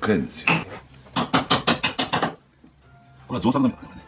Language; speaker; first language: Japanese; native; Japanese